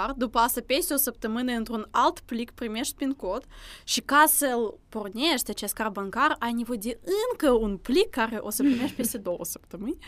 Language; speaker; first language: Romanian; early bilingual, other home language; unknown